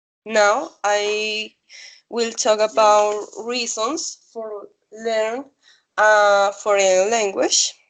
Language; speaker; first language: English; non-native, learner; Spanish